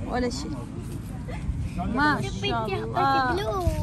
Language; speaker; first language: Arabic; non-native, fluent; Urdu